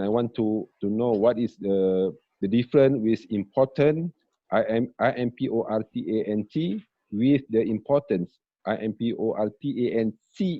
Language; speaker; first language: English; non-native, learner; Malay